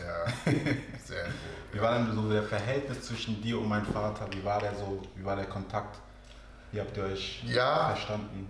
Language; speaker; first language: German; early bilingual, other home language; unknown